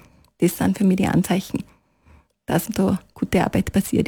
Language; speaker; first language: German; native; German